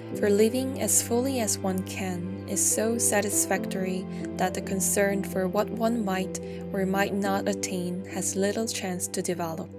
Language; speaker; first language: English; non-native, fluent; Korean